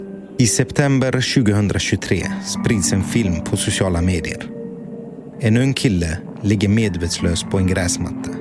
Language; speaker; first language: Swedish; native; Swedish